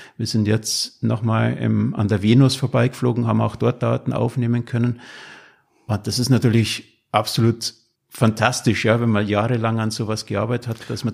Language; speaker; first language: German; native; German